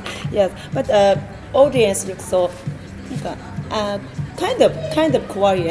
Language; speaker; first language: English; non-native, learner; Japanese